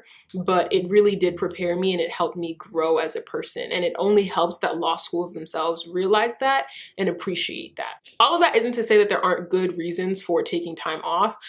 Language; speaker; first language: English; early bilingual, other home language; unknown